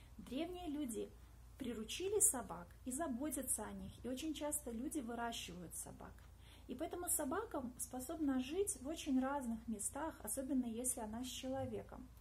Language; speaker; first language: Russian; native; Russian